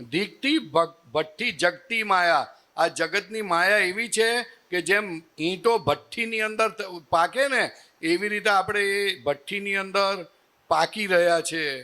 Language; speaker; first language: Gujarati; native; Gujarati